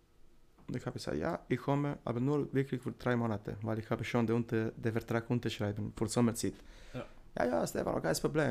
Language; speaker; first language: German; non-native, learner; Italian